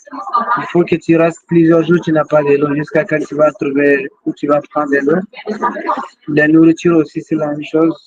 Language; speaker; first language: French; non-native, local second language; Tamasheq